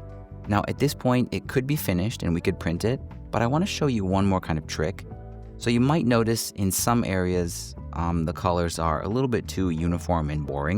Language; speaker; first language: English; native; English